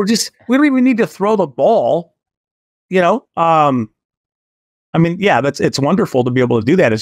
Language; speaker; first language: English; native; English